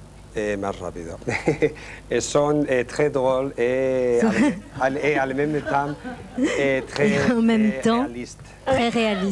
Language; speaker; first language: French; non-native, learner; Spanish